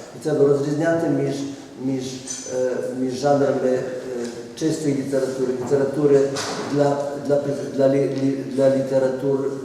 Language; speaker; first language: Ukrainian; early bilingual, heritage; Ukrainian